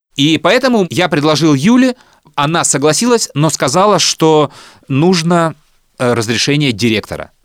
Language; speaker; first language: Russian; native; Russian